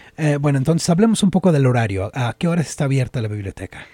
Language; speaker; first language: Spanish; native; Spanish